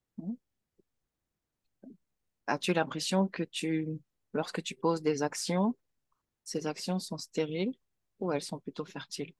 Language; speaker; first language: French; native; French